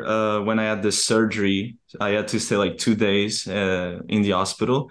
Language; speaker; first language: English; non-native, fluent; Portuguese